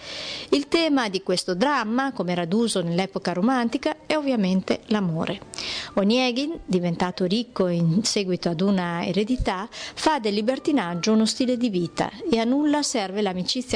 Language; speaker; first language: Italian; native; Italian